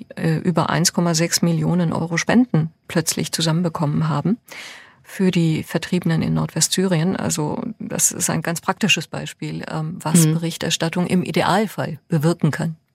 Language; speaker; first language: German; early bilingual, other home language; Persian